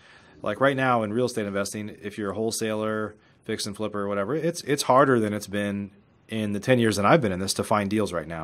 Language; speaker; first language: English; native; English